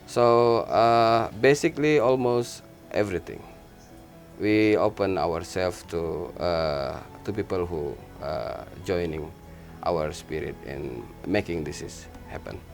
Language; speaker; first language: English; non-native, learner; Indonesian